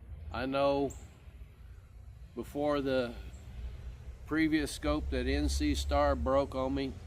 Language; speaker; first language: English; native; English